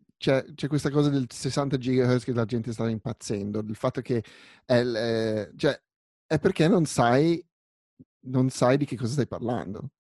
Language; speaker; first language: Italian; native; Italian